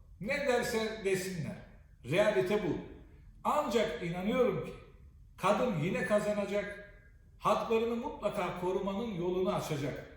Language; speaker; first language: Turkish; native; Turkish